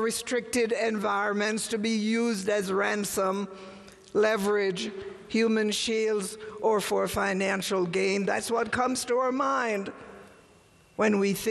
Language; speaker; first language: English; native; English